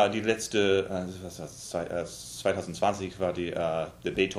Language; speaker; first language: German; non-native, learner; English